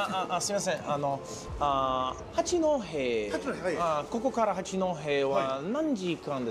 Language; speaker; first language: Japanese; non-native, learner; English